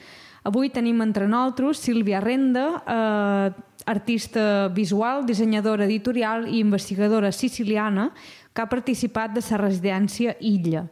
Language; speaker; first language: Catalan; native; Catalan